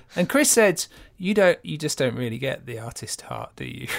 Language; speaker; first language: English; native; English